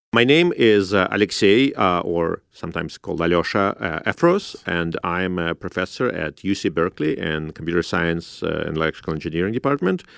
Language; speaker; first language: English; non-native, fluent; Russian